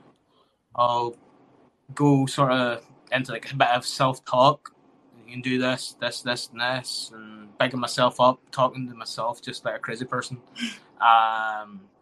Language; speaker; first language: English; native; English